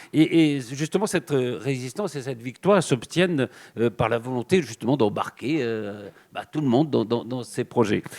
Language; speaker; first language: French; native; French